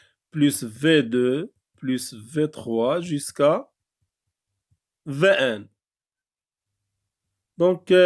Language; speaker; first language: French; non-native, local second language; Arabic